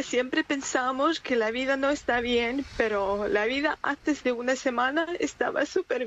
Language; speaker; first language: Spanish; non-native, learner; Ukrainian